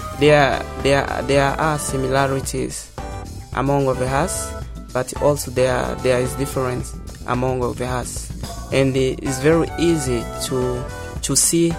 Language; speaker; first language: English; non-native, local second language; Portuguese